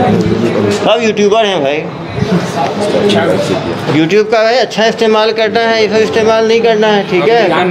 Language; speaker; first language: Hindi; native; Hindi